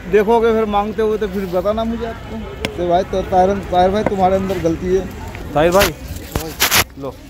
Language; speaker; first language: Hindi; native; Hindi